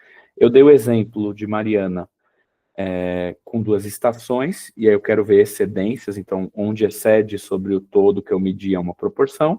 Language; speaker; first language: Portuguese; native; Portuguese